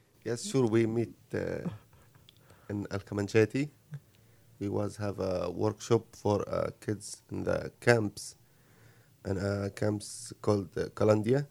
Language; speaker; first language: English; non-native, learner; Arabic